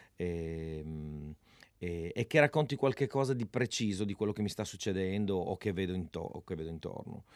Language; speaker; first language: Italian; native; Italian